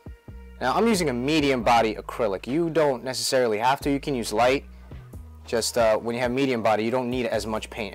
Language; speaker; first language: English; native; English